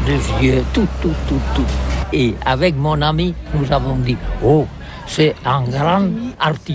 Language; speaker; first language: French; non-native, learner; Catalan